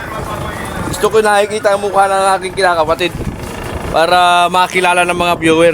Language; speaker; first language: Filipino; native; Filipino